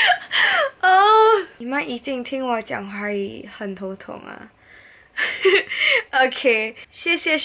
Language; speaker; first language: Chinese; non-native, local second language; English